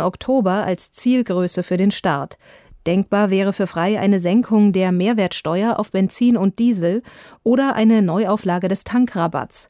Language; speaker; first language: German; native; German